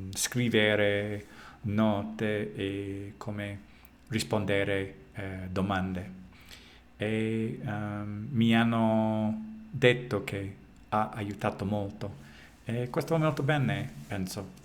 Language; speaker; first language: Italian; non-native, learner; English